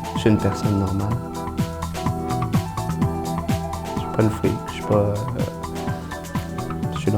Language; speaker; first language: French; native; French